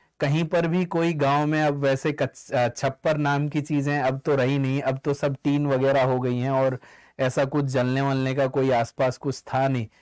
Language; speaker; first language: Hindi; native; Hindi